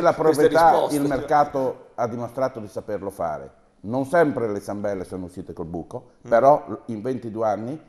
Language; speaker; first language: Italian; native; Italian